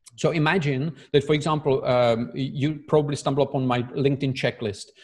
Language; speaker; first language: English; non-native, fluent; Czech